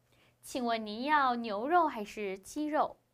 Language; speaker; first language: Chinese; non-native, fluent; Korean